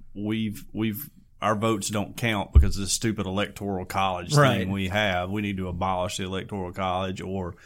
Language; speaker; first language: English; native; English